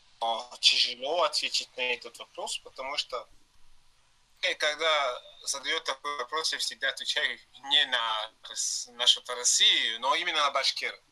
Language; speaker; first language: Russian; non-native, learner; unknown